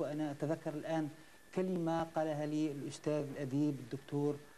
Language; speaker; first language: Arabic; native; Arabic